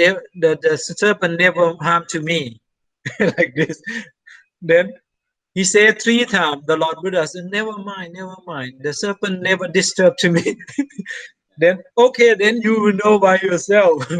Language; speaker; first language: English; non-native, fluent; Thai